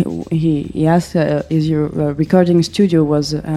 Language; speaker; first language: English; non-native, learner; French